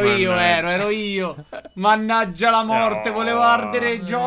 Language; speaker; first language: Italian; native; Italian